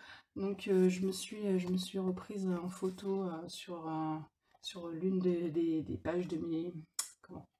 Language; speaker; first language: French; native; French